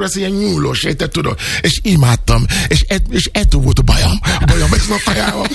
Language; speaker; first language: Hungarian; non-native, learner; Yoruba